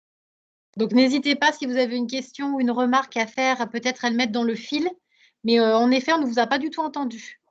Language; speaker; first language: French; native; French